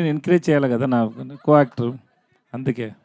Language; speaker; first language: Telugu; non-native, learner; Tamil